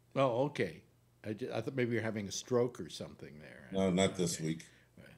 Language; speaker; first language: English; native; English